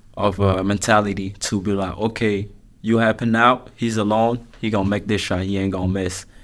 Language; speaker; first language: English; non-native, fluent; French